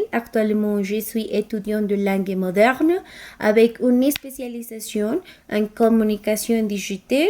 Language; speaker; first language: French; non-native, learner; Spanish